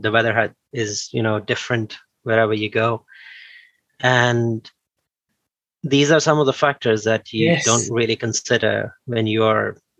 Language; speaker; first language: English; non-native, local second language; Urdu